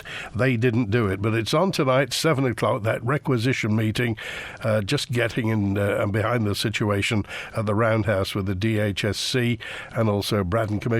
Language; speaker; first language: English; native; English